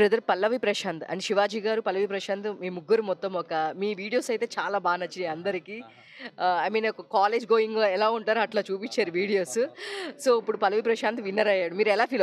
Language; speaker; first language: Telugu; native; Telugu